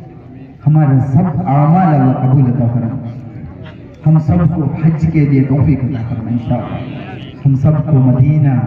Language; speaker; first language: Hindi; non-native, local second language; Malayalam